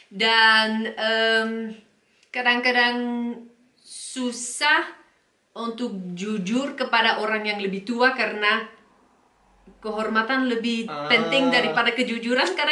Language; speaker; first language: Indonesian; non-native, fluent; Dutch